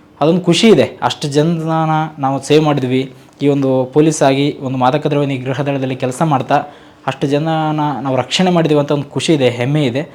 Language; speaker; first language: Kannada; native; Kannada